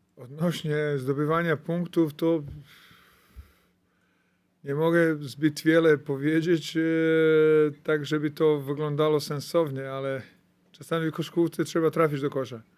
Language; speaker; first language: Polish; non-native, fluent; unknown